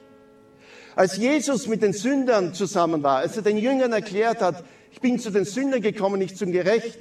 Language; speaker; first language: German; native; German